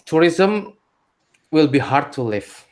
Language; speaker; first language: English; non-native, learner; Indonesian